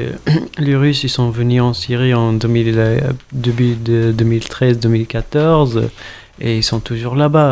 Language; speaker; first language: French; non-native, fluent; Arabic